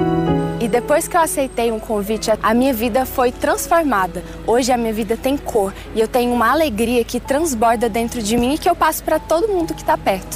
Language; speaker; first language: Portuguese; early bilingual, other home language; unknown